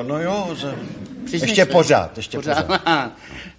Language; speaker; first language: Czech; native; Czech